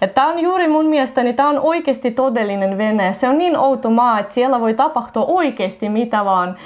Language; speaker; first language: Finnish; non-native, fluent; Russian